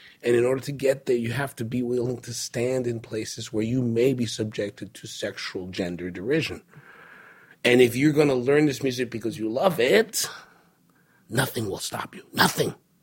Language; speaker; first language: English; early bilingual, other home language; Spanish